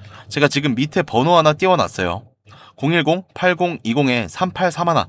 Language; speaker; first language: Korean; native; Korean